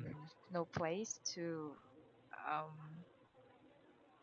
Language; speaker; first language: English; non-native, learner; Korean